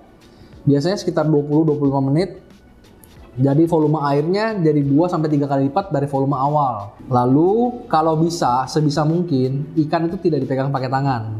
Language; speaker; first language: Indonesian; native; Indonesian